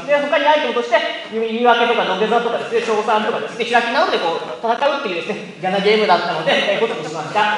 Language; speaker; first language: Japanese; native; Japanese